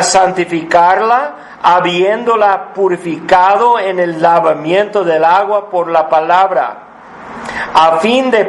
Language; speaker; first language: Spanish; non-native, fluent; English